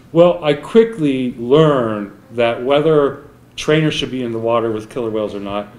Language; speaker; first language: English; native; English